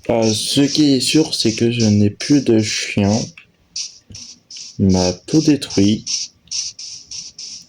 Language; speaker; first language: French; native; French